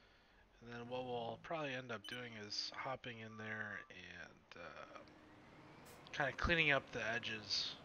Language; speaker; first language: English; native; English